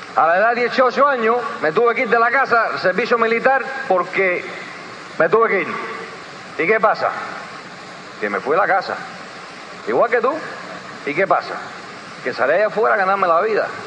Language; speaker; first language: Spanish; early bilingual, heritage; Spanish